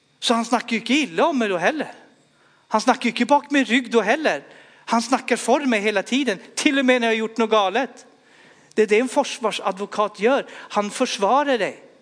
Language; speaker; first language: Swedish; native; Swedish